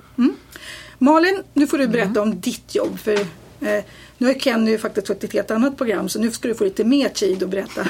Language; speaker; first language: Swedish; native; Swedish